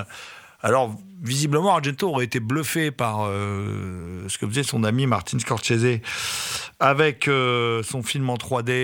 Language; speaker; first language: French; native; French